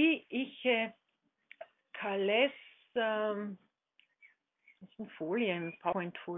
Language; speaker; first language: Greek; non-native, learner; German